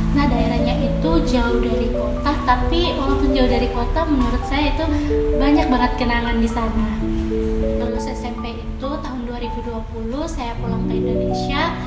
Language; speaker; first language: Indonesian; early bilingual, heritage; Indonesian